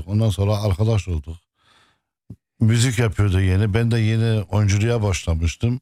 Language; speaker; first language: Turkish; non-native, fluent; Arabic